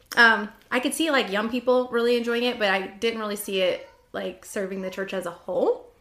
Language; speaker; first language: English; native; English